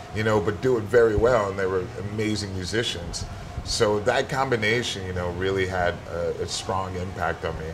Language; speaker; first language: English; native; English